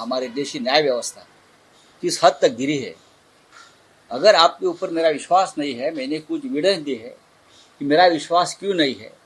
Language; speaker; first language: Hindi; non-native, local second language; Marathi